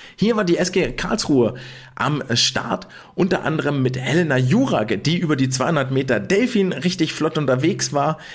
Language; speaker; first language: German; native; German